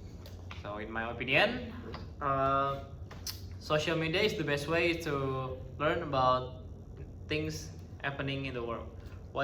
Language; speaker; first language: English; non-native, learner; Indonesian